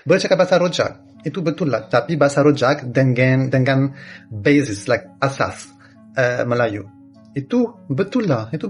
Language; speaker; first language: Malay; non-native, learner; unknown